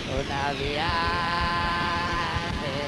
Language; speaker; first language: Spanish; non-native, learner; Italian